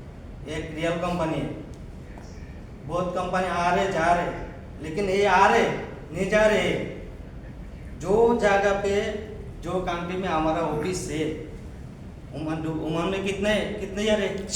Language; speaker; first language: Hindi; non-native, fluent; Bangla